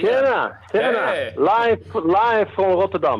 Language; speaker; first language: Swedish; non-native, fluent; Dutch